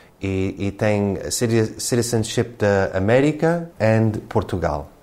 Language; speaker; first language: Portuguese; non-native, learner; English